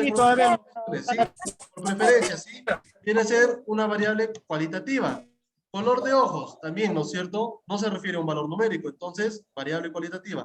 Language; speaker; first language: Spanish; native; Spanish